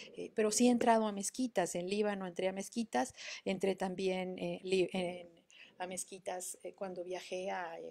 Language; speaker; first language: Spanish; native; Spanish